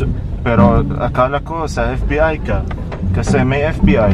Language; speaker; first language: Filipino; non-native, learner; Arabic